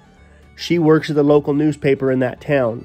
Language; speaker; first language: English; native; English